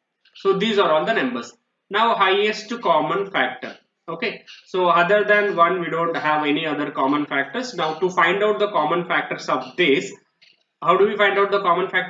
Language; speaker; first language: English; non-native, local second language; Telugu